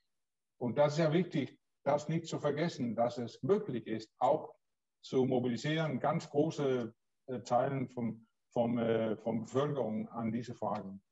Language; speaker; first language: German; non-native, learner; Danish